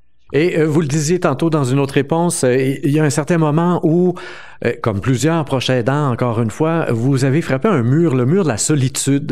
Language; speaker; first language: French; native; French